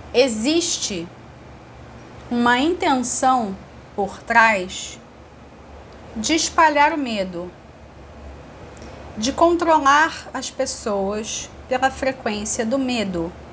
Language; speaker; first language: Portuguese; native; Portuguese